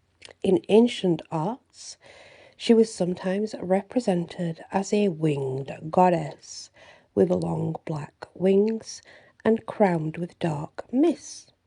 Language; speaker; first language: English; native; English